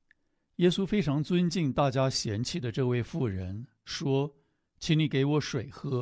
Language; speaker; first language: Chinese; native; Chinese